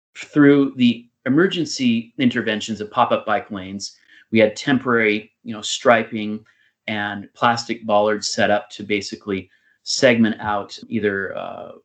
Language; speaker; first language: English; native; English